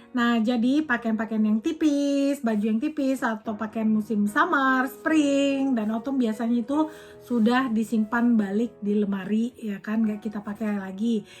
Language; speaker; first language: Indonesian; native; Indonesian